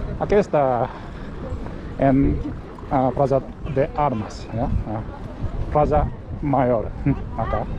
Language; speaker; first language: Spanish; non-native, learner; Korean